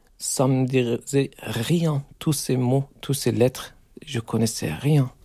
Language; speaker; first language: French; non-native, fluent; Turkish